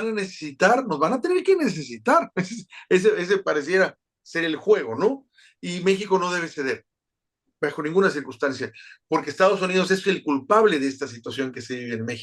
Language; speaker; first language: Spanish; native; Spanish